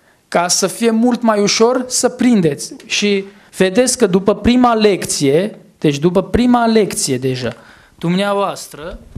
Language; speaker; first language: Romanian; non-native, fluent; Armenian